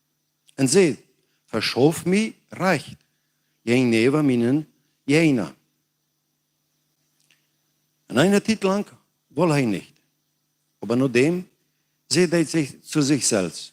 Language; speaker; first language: German; non-native, learner; Plautdietsch